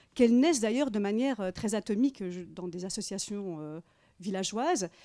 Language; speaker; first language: French; native; French